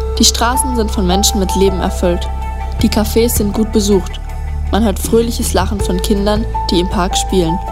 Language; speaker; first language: German; native; German